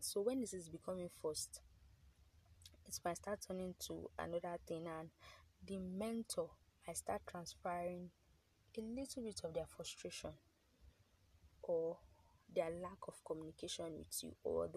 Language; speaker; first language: English; non-native, local second language; Yoruba